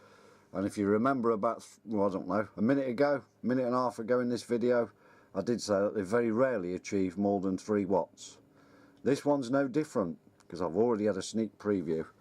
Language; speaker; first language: English; native; English